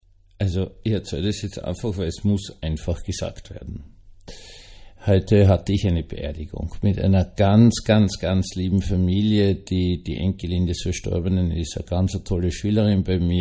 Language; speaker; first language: German; native; German